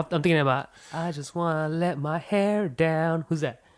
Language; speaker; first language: English; native; English